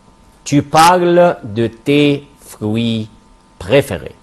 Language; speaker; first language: French; non-native, fluent; Arabic